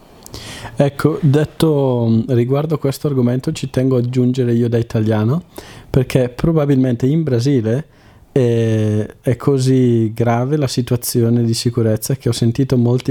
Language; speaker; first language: Italian; native; Italian